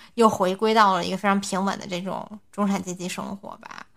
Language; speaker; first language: Chinese; native; Chinese